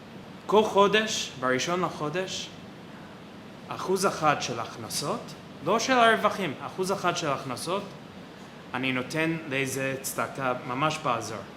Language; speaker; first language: Hebrew; non-native, fluent; English